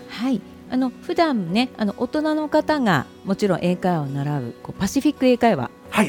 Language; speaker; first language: Japanese; native; Japanese